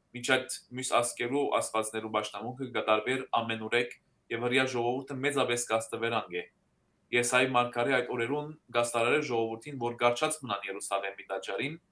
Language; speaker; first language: Armenian; early bilingual, heritage; Armenian